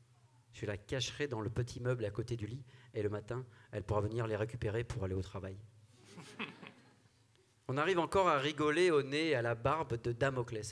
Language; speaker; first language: French; native; French